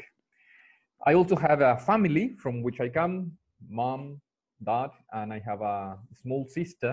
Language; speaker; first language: English; non-native, fluent; Spanish